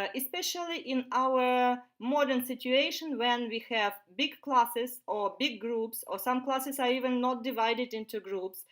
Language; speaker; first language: English; non-native, fluent; Ukrainian